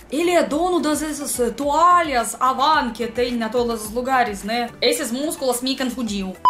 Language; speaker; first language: Portuguese; non-native, learner; Russian